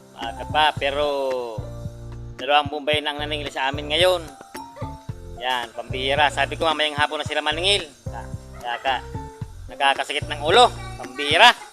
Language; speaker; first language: Filipino; non-native, local second language; Bikol